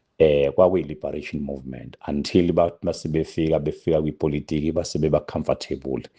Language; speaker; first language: Zulu; native; Zulu